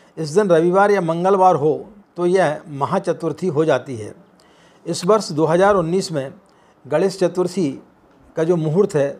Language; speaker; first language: Hindi; native; Hindi